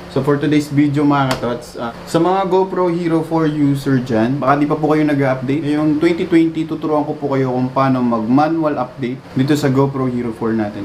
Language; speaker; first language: Filipino; native; Filipino